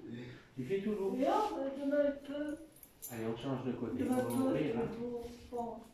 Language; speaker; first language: French; native; French